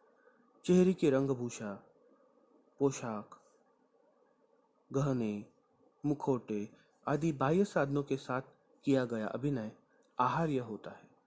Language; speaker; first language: Hindi; non-native, local second language; Marathi